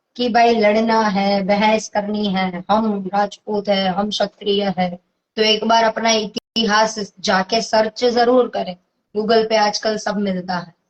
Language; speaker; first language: Hindi; non-native, local second language; Gujarati